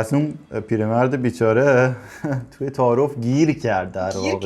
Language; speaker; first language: Persian; native; Persian